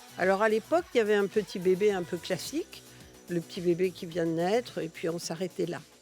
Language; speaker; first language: French; early bilingual, other home language; Catalan